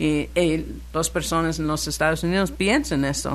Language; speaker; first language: Spanish; non-native, learner; English